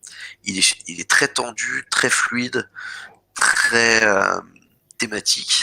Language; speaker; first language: French; native; French